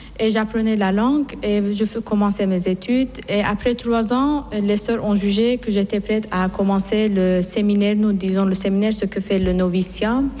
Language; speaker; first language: French; non-native, fluent; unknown